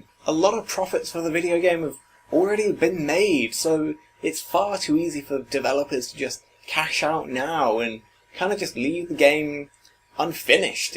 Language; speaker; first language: English; native; English